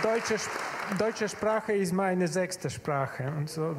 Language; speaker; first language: German; non-native, learner; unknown